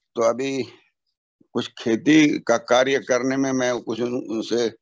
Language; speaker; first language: Hindi; native; Hindi